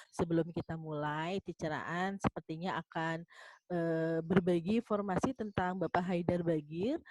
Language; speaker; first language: Indonesian; native; Indonesian